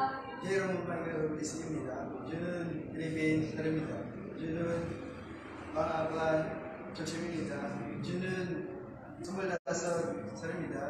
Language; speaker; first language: Korean; non-native, learner; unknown